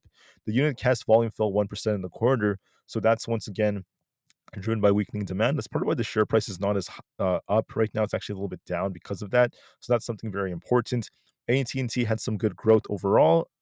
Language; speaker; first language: English; native; English